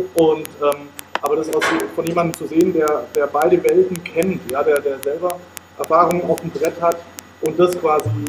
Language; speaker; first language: German; native; German